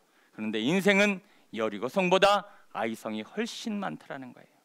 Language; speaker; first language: Korean; native; Korean